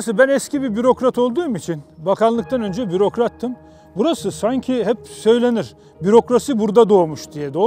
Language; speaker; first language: Turkish; native; Turkish